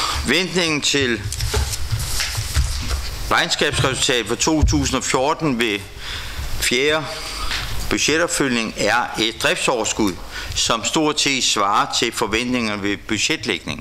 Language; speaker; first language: Danish; native; Danish